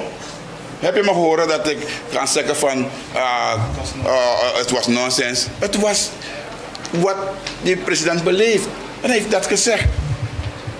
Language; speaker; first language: Dutch; non-native, local second language; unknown